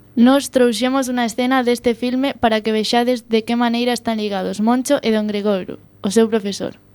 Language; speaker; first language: Galician; non-native, local second language; Spanish